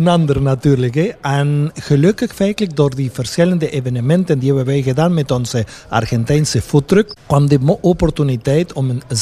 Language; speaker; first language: Dutch; non-native, fluent; Spanish